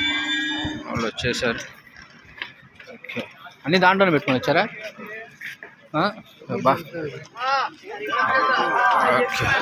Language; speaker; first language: Telugu; native; Telugu